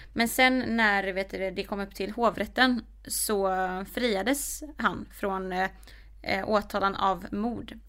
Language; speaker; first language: Swedish; native; Swedish